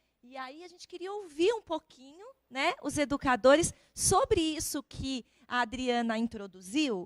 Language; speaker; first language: Portuguese; native; Portuguese